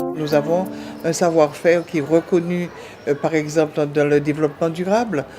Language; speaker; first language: French; native; French